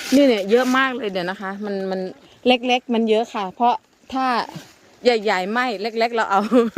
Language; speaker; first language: Thai; non-native, local second language; Northeastern Thai